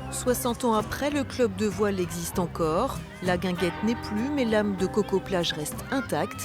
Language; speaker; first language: French; native; French